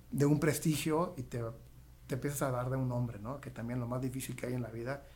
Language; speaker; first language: Spanish; native; Spanish